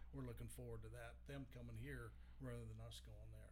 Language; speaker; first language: English; native; English